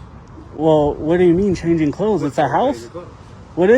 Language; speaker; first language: English; native; English